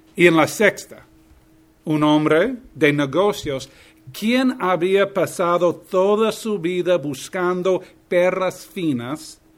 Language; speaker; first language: Spanish; non-native, fluent; English